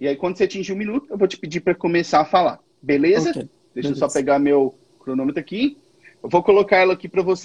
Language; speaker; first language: Portuguese; native; Portuguese